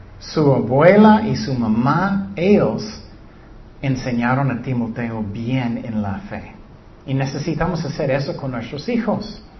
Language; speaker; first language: Spanish; non-native, learner; English